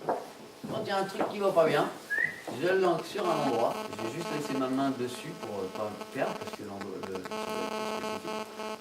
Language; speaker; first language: French; native; French